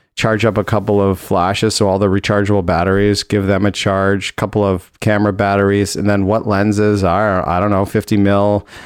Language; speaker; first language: English; native; English